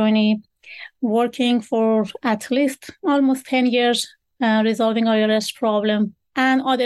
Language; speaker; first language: English; non-native, fluent; Persian